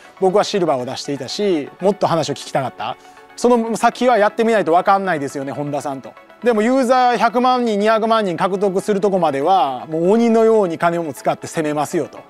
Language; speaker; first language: Japanese; native; Japanese